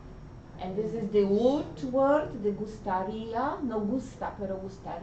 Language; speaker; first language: Spanish; non-native, learner; English